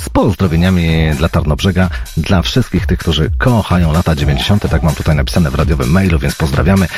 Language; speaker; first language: Polish; native; Polish